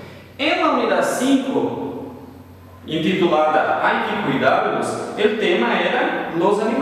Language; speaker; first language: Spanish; non-native, fluent; Portuguese